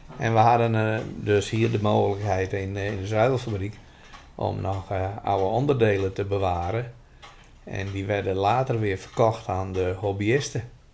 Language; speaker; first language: Dutch; non-native, local second language; Western Frisian